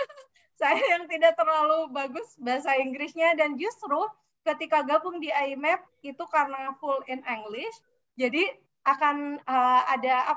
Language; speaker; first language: Indonesian; native; Indonesian